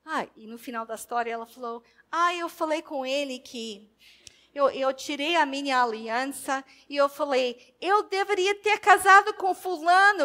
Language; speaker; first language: Portuguese; non-native, fluent; English